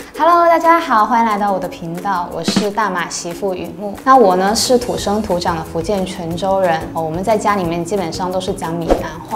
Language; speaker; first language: Chinese; native; Chinese